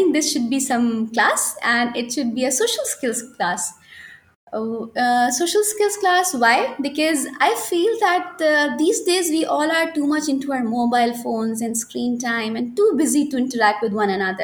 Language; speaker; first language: English; non-native, local second language; Urdu